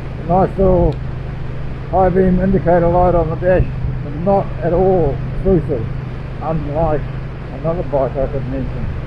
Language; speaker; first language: English; native; English